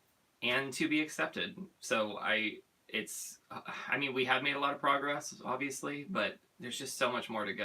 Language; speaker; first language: English; native; English